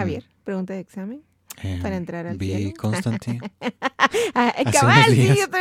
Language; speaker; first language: Spanish; native; Spanish